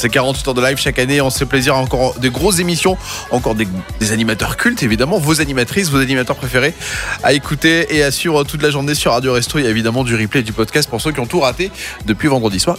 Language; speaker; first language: French; native; French